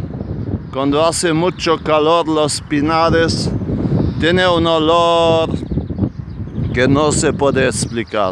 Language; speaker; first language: Spanish; non-native, fluent; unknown